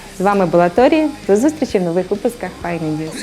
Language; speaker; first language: Ukrainian; native; Ukrainian